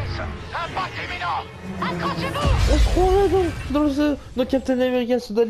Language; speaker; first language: French; native; French